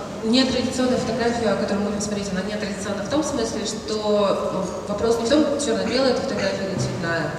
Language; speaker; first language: Russian; native; Russian